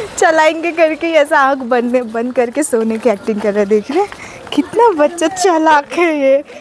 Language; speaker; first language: Hindi; non-native, fluent; Nepali